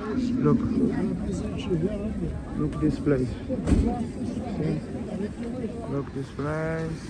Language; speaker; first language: English; non-native, learner; Portuguese